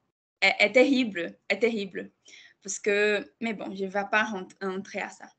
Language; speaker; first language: French; non-native, fluent; Portuguese